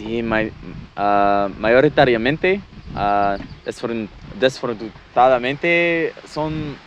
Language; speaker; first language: Spanish; non-native, fluent; English